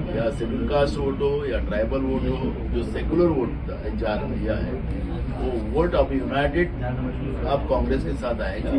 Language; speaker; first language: Hindi; non-native, local second language; Marathi